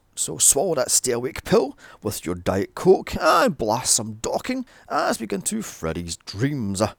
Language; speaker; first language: English; native; English